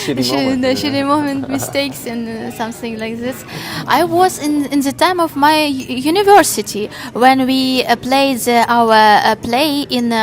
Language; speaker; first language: English; non-native, learner; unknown